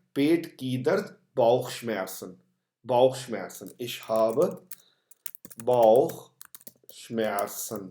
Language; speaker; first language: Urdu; non-native, local second language; Punjabi